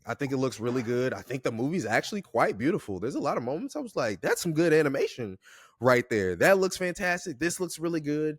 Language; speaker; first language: English; native; English